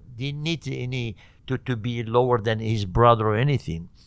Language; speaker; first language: English; non-native, fluent; Arabic